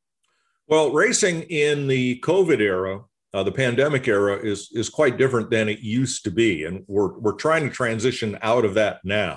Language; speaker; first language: English; native; English